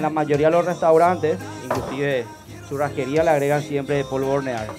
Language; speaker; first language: Spanish; native; Spanish